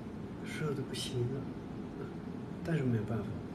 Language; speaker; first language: Chinese; non-native, local second language; Tibetan